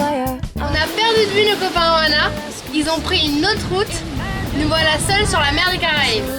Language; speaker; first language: French; native; French